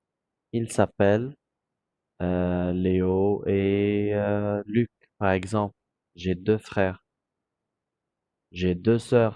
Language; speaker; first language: French; non-native, fluent; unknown